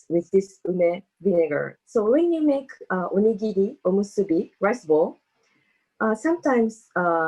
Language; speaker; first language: English; non-native, fluent; Japanese